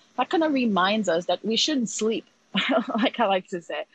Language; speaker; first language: English; early bilingual, other home language; Haitian Creole